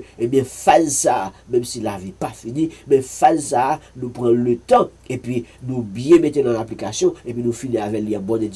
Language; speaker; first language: French; non-native, learner; Haitian Creole